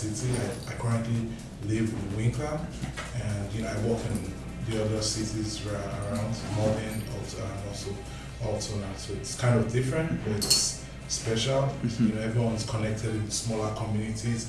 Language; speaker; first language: English; non-native, local second language; Yoruba